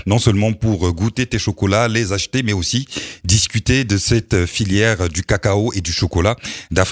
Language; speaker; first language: French; native; French